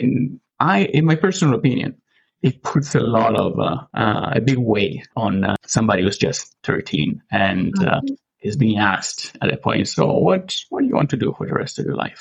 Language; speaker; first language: English; non-native, fluent; Italian